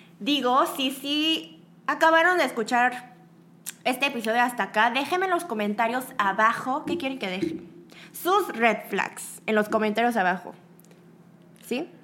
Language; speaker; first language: Spanish; early bilingual, other home language; Korean